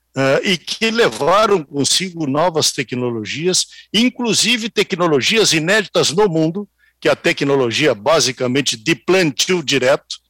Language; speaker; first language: Portuguese; native; Portuguese